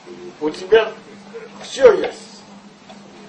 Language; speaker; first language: Russian; non-native, local second language; Armenian